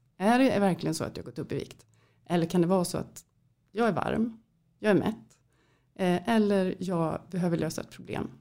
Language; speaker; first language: Swedish; native; Swedish